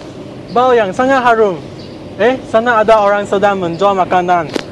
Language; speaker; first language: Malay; non-native, local second language; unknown